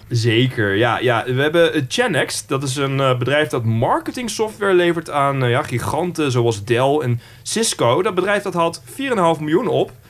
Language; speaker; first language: Dutch; native; Dutch